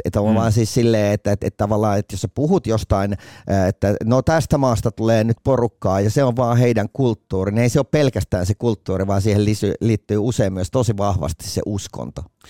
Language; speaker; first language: Finnish; native; Finnish